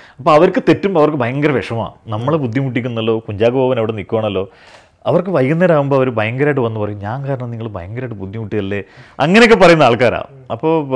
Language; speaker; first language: Malayalam; native; Malayalam